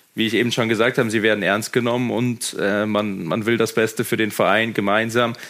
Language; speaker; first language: German; native; German